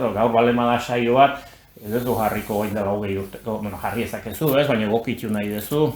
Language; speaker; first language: Basque; native; Basque